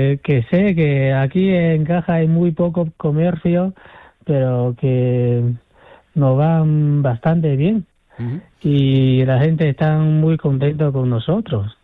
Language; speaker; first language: Spanish; non-native, fluent; Chinese